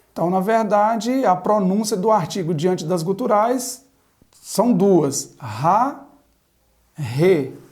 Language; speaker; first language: Portuguese; native; Portuguese